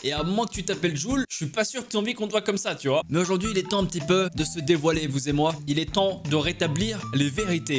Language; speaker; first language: French; native; French